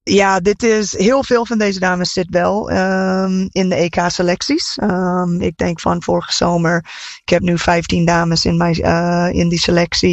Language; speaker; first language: Dutch; non-native, fluent; English